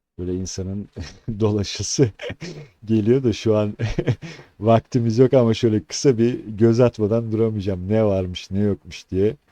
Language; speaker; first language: Turkish; native; Turkish